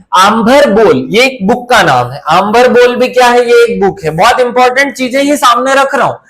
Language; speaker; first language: Hindi; native; Hindi